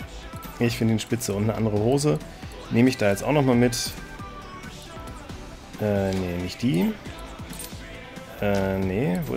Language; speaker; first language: German; native; German